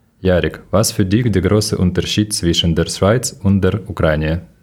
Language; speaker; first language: German; non-native, learner; Ukrainian